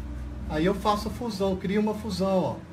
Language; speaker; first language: Portuguese; native; Portuguese